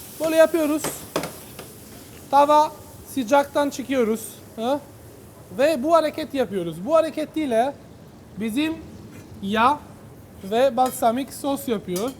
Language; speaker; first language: Turkish; non-native, learner; Italian